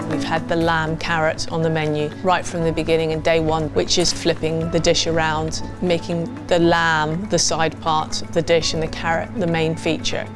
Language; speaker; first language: English; native; English